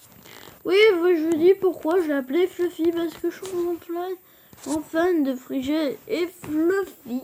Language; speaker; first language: French; native; French